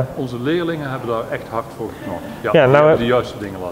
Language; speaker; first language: Dutch; native; Dutch